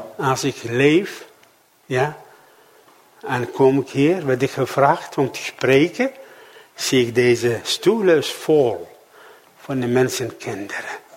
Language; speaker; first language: Dutch; non-native, fluent; Arabic